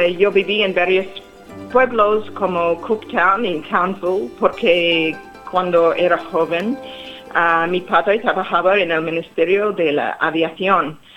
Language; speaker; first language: Spanish; non-native, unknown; English